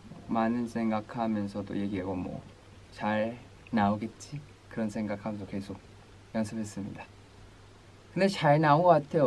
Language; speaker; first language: Korean; non-native, fluent; Thai